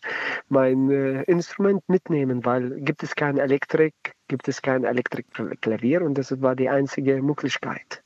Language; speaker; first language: German; non-native, learner; Arabic